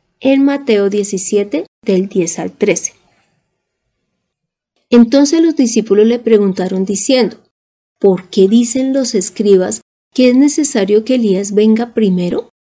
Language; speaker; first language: Spanish; native; Spanish